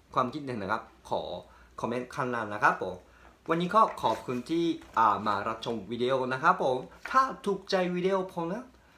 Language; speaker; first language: Thai; non-native, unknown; Japanese